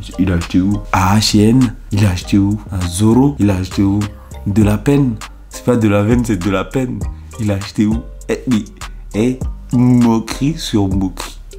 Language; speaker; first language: French; early bilingual, other home language; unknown